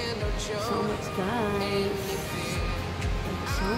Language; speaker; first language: English; non-native, learner; Filipino